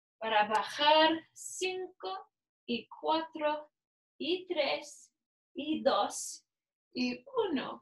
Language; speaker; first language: Spanish; non-native, learner; English